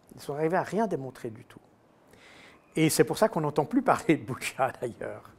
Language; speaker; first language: French; native; French